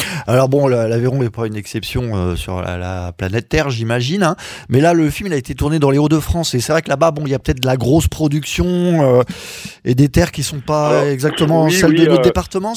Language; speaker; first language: French; native; French